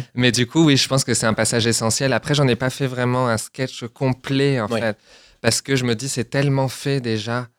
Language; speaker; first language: French; native; French